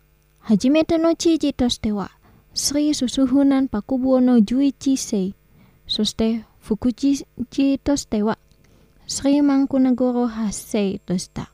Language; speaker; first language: Japanese; non-native, fluent; Indonesian